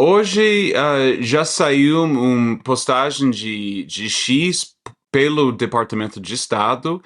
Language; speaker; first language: Portuguese; non-native, fluent; English